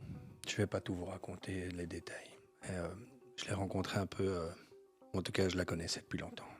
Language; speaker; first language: French; native; French